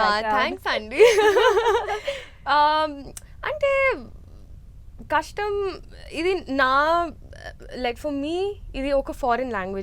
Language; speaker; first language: Telugu; non-native, learner; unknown